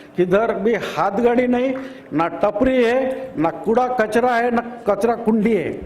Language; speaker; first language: Hindi; non-native, local second language; Marathi